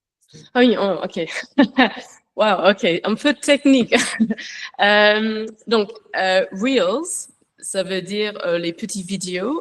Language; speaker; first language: French; non-native, learner; English